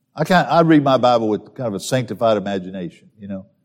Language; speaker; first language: English; native; English